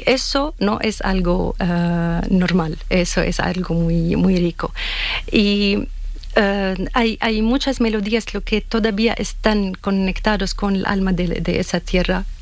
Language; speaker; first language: Spanish; non-native, learner; Arabic